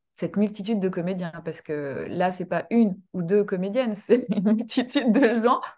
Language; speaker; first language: French; early bilingual, other home language; Kinyarwanda